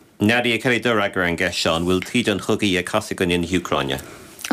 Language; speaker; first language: Irish; native; Irish